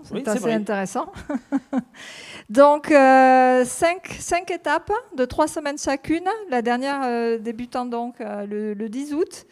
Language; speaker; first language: French; native; French